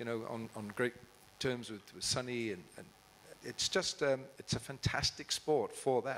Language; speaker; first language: English; native; English